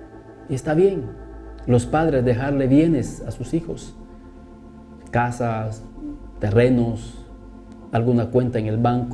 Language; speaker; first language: Spanish; native; Spanish